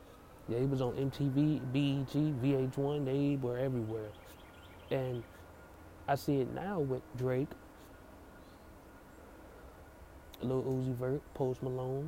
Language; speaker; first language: English; native; English